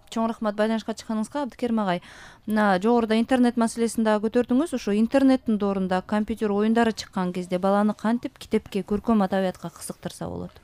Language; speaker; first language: Kyrgyz; native; Kyrgyz